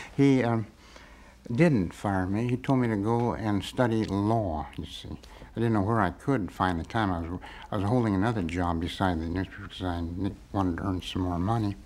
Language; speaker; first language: English; native; English